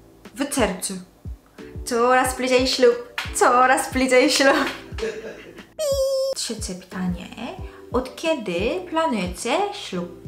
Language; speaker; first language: Polish; non-native, local second language; Korean